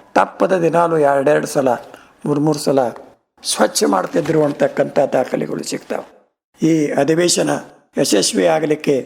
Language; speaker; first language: Kannada; native; Kannada